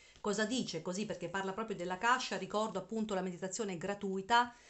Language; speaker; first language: Italian; native; Italian